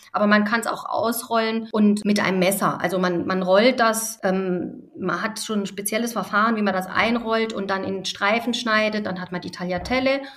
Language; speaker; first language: German; early bilingual, other home language; Italian